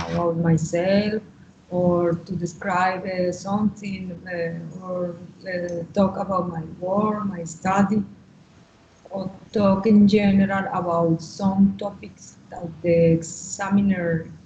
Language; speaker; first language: English; non-native, learner; Spanish